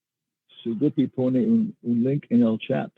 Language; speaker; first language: Spanish; non-native, learner; English